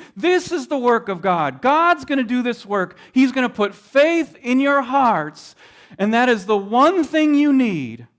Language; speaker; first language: English; native; English